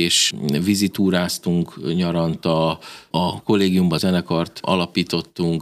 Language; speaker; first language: Hungarian; native; Hungarian